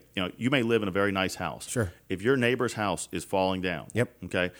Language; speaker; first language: English; native; English